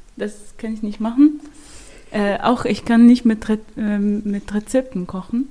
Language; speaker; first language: German; non-native, fluent; Arabic